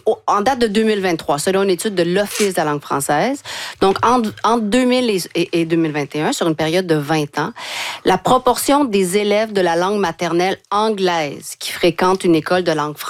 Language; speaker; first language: French; native; French